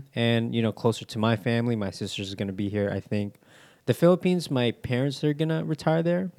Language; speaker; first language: English; early bilingual, other home language; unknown